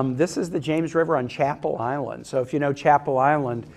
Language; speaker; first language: English; native; English